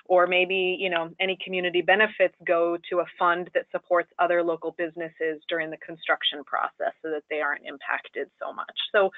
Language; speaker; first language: English; native; English